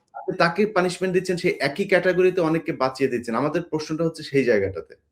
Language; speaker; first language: Bangla; native; Bangla